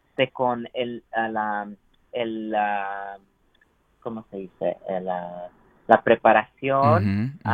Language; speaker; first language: Spanish; early bilingual, heritage; Spanish